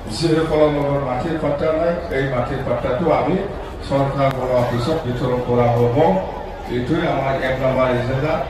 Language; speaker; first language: Assamese; non-native, local second language; Bodo